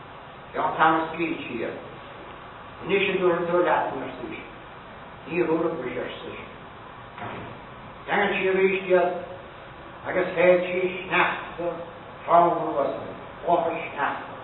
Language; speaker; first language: Irish; native; Irish